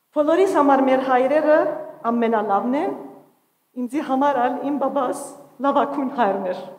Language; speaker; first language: Armenian; early bilingual, heritage; Armenian